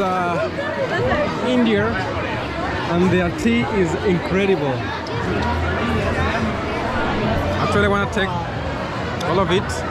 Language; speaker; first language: English; non-native, local second language; Swahili